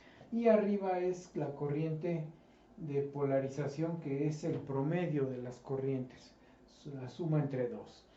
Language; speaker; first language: Spanish; native; Spanish